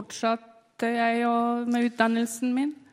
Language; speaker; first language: Norwegian; non-native, fluent; Polish